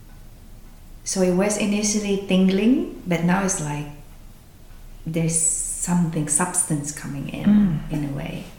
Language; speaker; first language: English; native; English